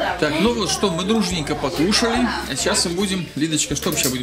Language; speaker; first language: Russian; native; Russian